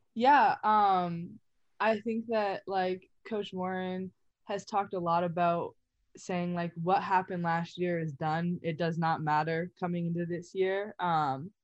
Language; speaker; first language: English; native; English